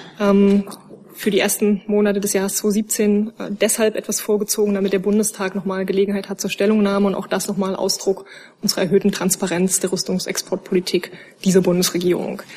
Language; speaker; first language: German; native; German